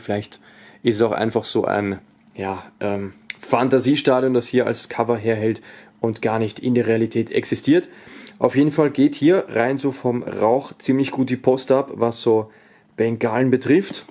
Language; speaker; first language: German; native; German